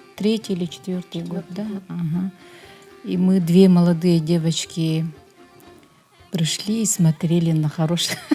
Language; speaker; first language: Russian; non-native, local second language; Yakut